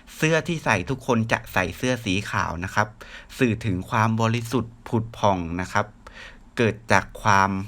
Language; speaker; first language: Thai; native; Thai